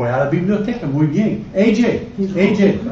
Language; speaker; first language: Spanish; non-native, fluent; English